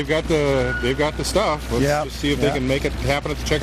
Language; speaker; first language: English; native; English